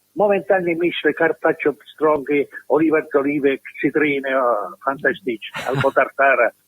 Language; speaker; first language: Polish; non-native, learner; Italian